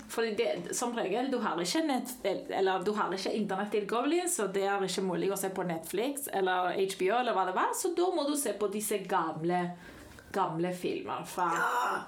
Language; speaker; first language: Norwegian; non-native, fluent; Spanish